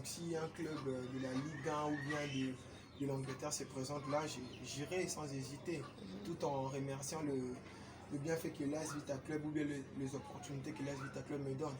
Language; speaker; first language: French; non-native, local second language; Lingala